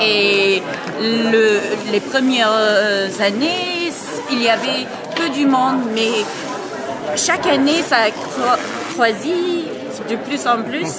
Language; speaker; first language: French; non-native, fluent; English